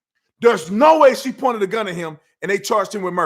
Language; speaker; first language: English; native; English